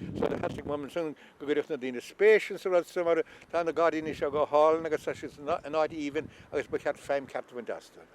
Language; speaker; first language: Irish; native; Irish